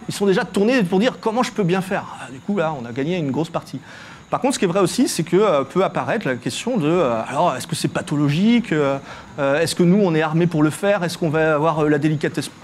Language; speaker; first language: French; native; French